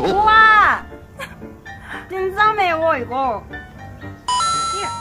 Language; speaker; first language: Korean; non-native, learner; Cantonese